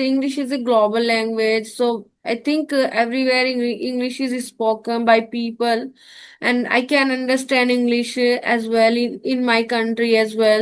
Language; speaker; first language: English; non-native, learner; Hindi